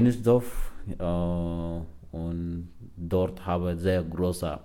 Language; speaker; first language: German; non-native, learner; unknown